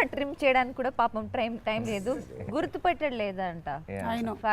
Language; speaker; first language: Telugu; non-native, learner; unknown